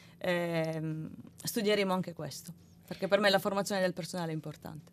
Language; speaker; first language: Italian; native; Italian